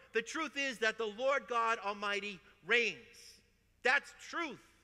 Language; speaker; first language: English; native; English